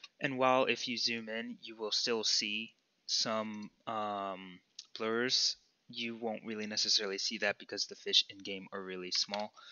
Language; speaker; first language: English; native; English